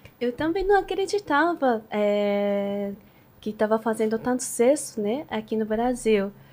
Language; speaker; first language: Portuguese; non-native, learner; Japanese